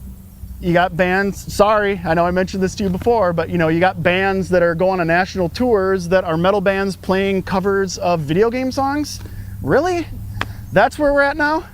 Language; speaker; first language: English; native; English